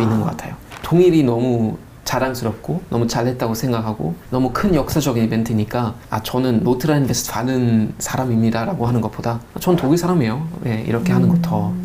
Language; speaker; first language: Korean; non-native, fluent; German